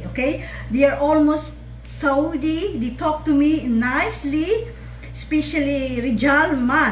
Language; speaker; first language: English; non-native, local second language; Filipino